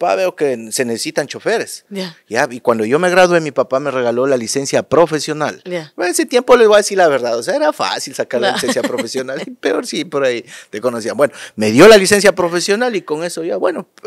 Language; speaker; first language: Spanish; native; Spanish